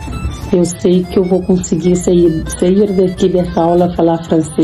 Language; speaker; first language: Portuguese; non-native, local second language; Kabuverdianu